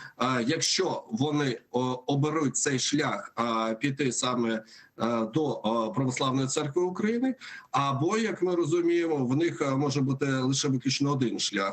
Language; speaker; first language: Ukrainian; native; Ukrainian